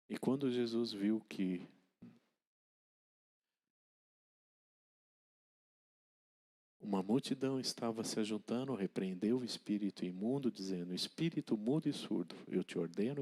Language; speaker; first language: Portuguese; native; Portuguese